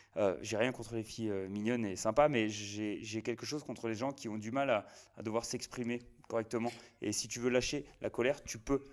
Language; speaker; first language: French; native; French